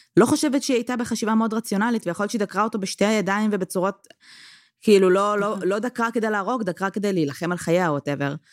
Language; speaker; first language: Hebrew; native; Hebrew